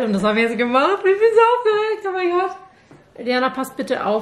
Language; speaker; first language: German; native; German